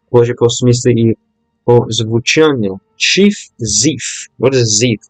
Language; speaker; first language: Russian; non-native, learner; English